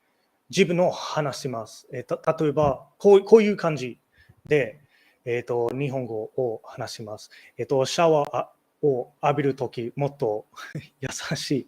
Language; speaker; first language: Japanese; non-native, learner; English